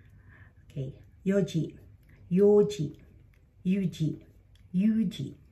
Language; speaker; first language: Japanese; non-native, fluent; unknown